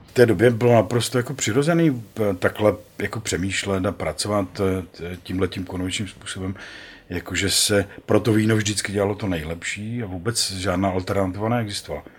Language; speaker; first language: Czech; native; Czech